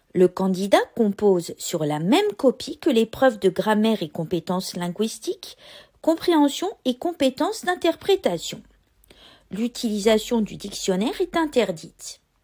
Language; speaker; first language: French; native; French